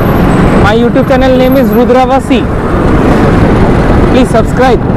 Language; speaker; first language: Hindi; non-native, local second language; Bangla